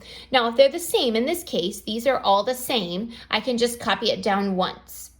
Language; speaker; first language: English; native; English